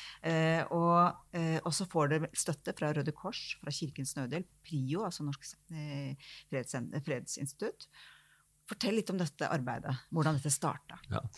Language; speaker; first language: Norwegian; native; Norwegian